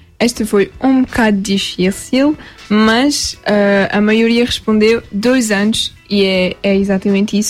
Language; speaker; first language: Portuguese; early bilingual, heritage; Portuguese